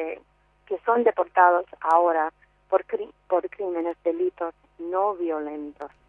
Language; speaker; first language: Spanish; non-native, fluent; English